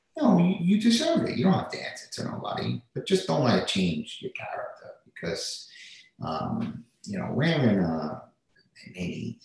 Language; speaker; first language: English; native; English